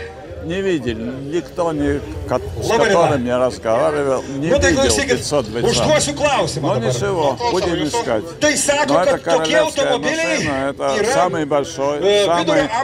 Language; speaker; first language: Russian; non-native, fluent; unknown